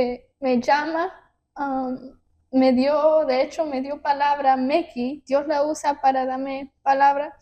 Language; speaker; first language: Spanish; early bilingual, heritage; Spanish